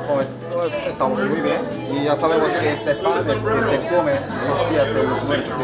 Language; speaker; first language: Spanish; non-native, fluent; Korean